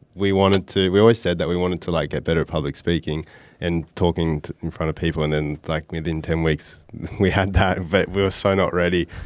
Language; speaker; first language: English; native; English